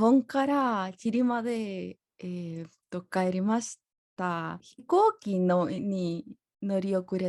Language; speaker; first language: Japanese; non-native, learner; Spanish